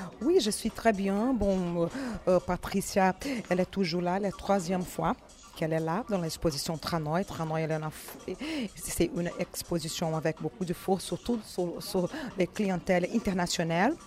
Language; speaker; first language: French; non-native, learner; Portuguese